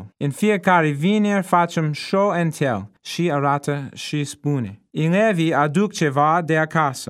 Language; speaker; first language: Romanian; non-native, fluent; English